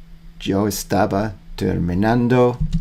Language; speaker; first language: Spanish; non-native, learner; English